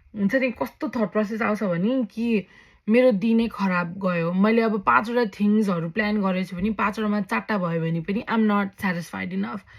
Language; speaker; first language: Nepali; early bilingual, heritage; Nepali